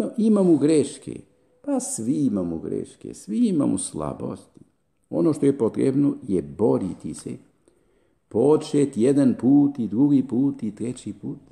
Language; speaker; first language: Croatian; non-native, fluent; Spanish